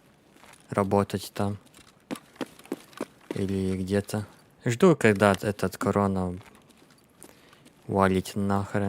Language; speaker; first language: Russian; non-native, learner; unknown